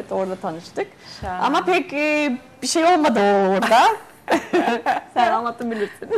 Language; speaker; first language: Turkish; non-native, fluent; Spanish